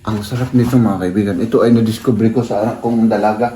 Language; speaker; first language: Filipino; native; Filipino